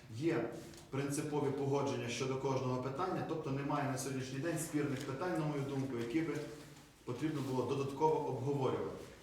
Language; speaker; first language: Ukrainian; native; Ukrainian